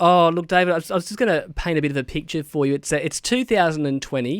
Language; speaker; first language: English; native; English